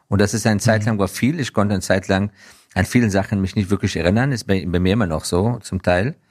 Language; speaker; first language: German; non-native, fluent; Persian